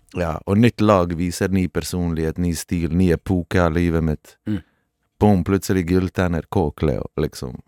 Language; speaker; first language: Norwegian; early bilingual, other home language; Bosnian